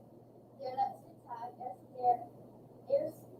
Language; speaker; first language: German; non-native, learner; English